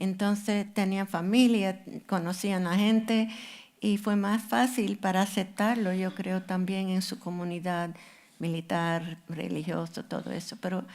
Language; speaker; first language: Spanish; non-native, fluent; English